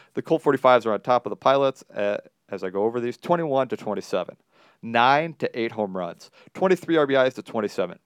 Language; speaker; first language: English; native; English